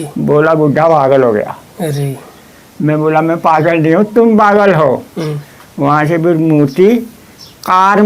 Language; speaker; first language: Hindi; non-native, local second language; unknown